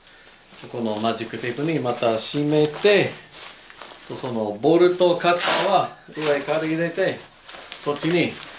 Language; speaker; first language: Japanese; non-native, learner; English